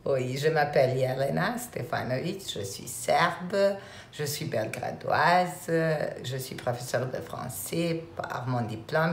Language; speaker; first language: French; non-native, fluent; Serbian